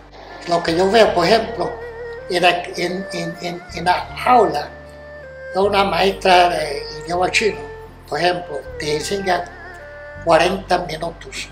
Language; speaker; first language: Spanish; non-native, fluent; Chinese